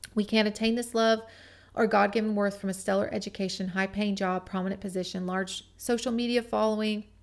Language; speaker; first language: English; native; English